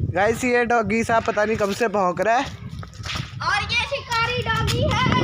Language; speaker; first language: Hindi; non-native, local second language; Punjabi